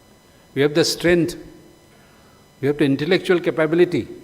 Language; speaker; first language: English; non-native, local second language; Manipuri